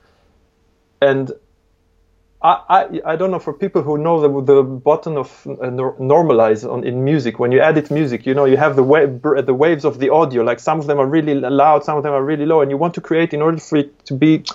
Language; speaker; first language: English; non-native, fluent; Hebrew